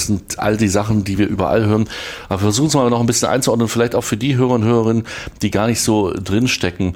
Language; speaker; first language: German; native; German